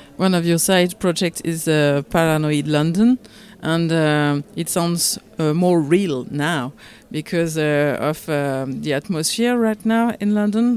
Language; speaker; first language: English; non-native, learner; French